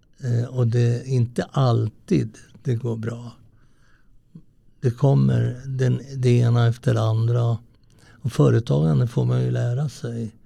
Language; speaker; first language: Swedish; early bilingual, other home language; Italian